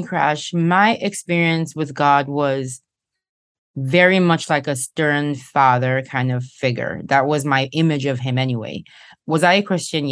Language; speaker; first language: English; non-native, local second language; Igbo